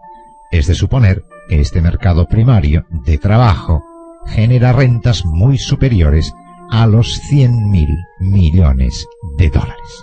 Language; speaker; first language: Spanish; native; Spanish